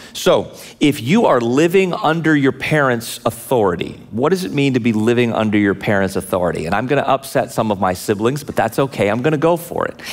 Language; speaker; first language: English; native; English